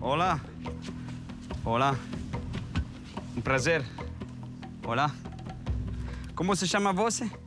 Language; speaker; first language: Portuguese; non-native, learner; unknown